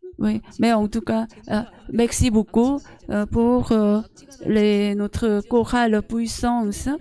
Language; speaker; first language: French; non-native, learner; Korean